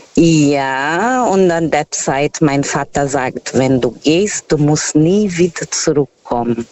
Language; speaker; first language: German; non-native, fluent; Portuguese